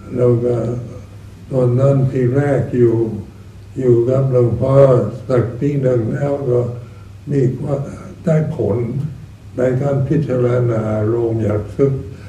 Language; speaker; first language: Thai; non-native, fluent; English